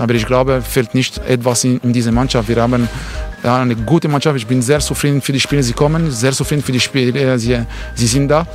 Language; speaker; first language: German; non-native, learner; French